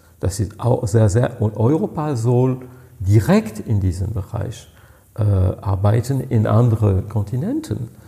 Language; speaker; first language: German; non-native, fluent; French